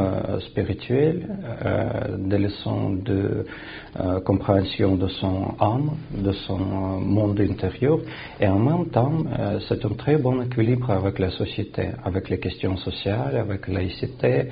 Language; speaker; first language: French; non-native, fluent; Russian